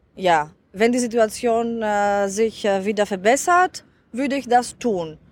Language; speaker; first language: German; non-native, fluent; Greek